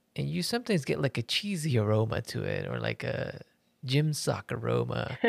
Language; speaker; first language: English; early bilingual, other home language; Spanish